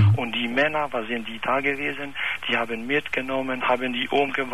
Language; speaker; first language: German; non-native, learner; Albanian